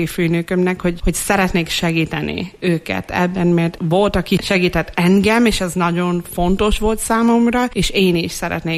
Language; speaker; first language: Hungarian; non-native, fluent; English